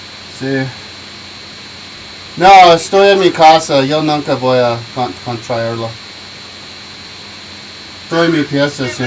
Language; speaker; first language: Spanish; non-native, learner; English